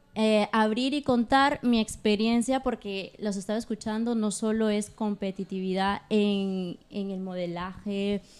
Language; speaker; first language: Spanish; native; Spanish